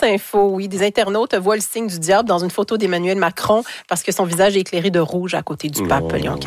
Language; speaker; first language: French; native; French